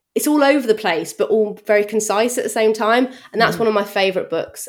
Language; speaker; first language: English; native; English